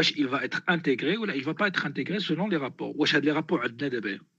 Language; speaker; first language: French; non-native, local second language; Arabic